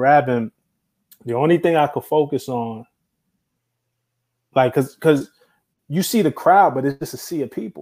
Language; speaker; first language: English; native; English